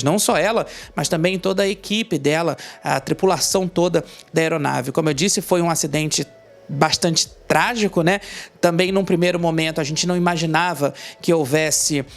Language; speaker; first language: Portuguese; native; Portuguese